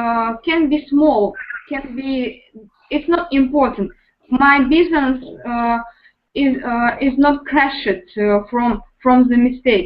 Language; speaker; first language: English; non-native, learner; Russian